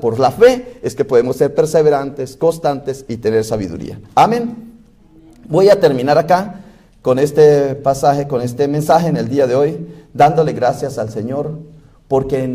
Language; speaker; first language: Spanish; native; Spanish